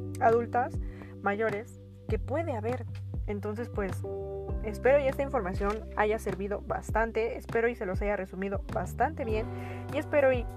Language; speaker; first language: Spanish; native; Spanish